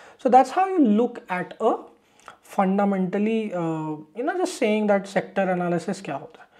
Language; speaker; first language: English; non-native, local second language; Hindi